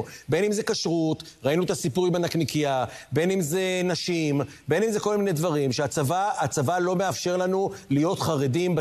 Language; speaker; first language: Hebrew; native; Hebrew